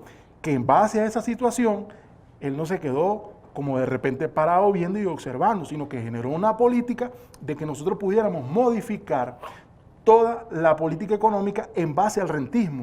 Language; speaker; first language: Spanish; native; Spanish